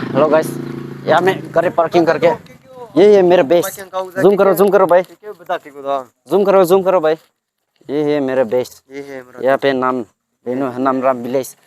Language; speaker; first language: Hindi; non-native, local second language; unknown